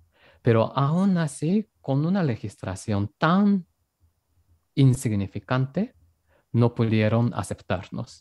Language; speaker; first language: Spanish; non-native, fluent; Japanese